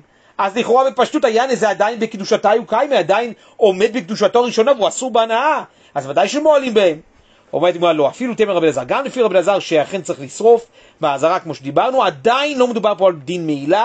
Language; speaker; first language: Hebrew; native; Hebrew